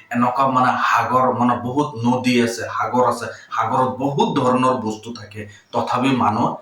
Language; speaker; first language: Assamese; non-native, local second language; Bangla